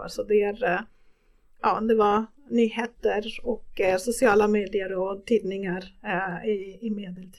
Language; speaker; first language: Swedish; non-native, fluent; Spanish